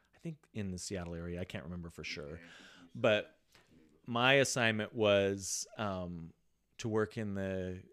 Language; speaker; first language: English; native; English